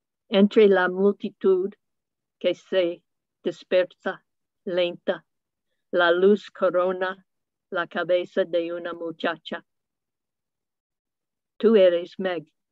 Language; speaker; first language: Spanish; non-native, fluent; English